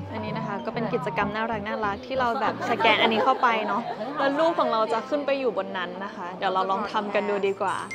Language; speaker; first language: Thai; native; Thai